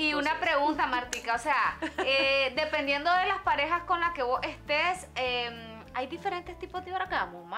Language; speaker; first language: Spanish; native; Spanish